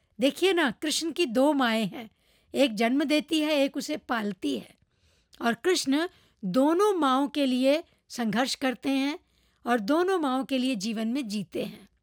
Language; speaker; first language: Hindi; non-native, local second language; Morisyen